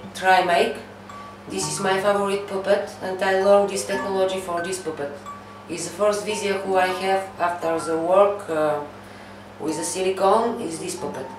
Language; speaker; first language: English; non-native, learner; Bulgarian